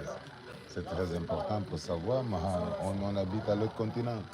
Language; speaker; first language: French; non-native, learner; Portuguese